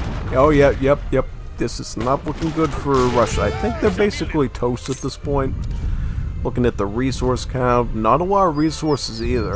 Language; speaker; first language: English; native; English